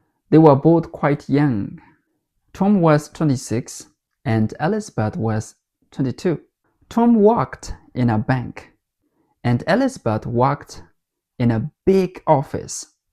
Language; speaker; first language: English; non-native, fluent; Burmese